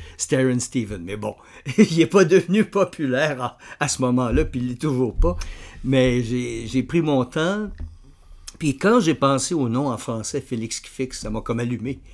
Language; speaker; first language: French; native; French